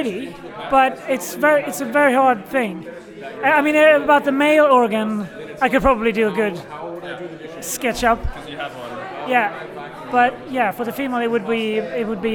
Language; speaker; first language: English; non-native, fluent; Swedish